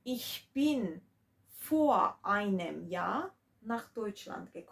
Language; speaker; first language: German; non-native, fluent; Georgian